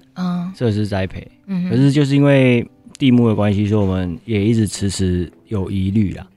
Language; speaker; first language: Chinese; native; Chinese